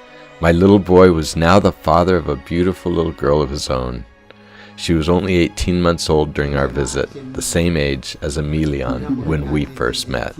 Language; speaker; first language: English; native; English